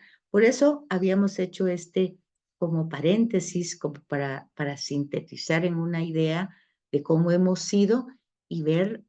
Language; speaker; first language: Spanish; native; Spanish